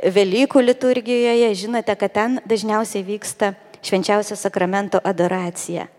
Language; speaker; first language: Lithuanian; native; Lithuanian